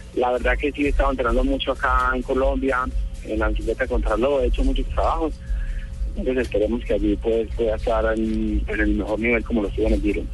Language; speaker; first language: Spanish; native; Spanish